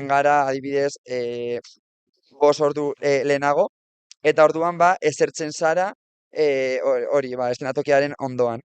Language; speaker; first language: Basque; non-native, local second language; Spanish